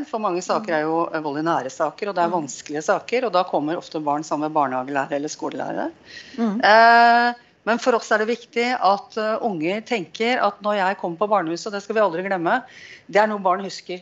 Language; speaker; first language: Norwegian; native; Norwegian